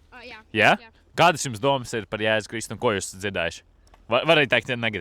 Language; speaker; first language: Latvian; native; Latvian